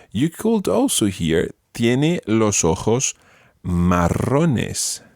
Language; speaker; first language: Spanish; non-native, fluent; English